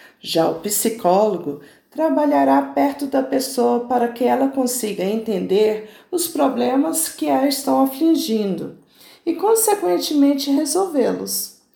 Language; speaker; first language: Portuguese; native; Portuguese